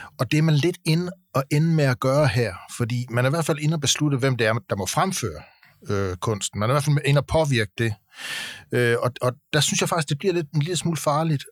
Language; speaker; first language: Danish; native; Danish